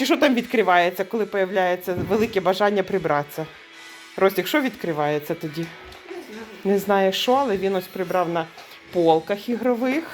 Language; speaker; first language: Ukrainian; native; Ukrainian